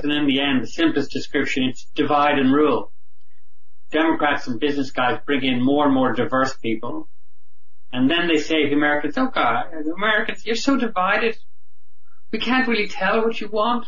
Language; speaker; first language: English; native; English